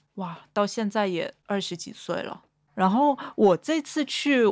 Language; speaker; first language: Chinese; native; Chinese